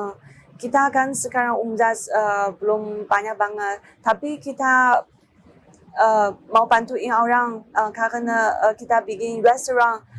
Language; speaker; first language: Indonesian; non-native, learner; Chinese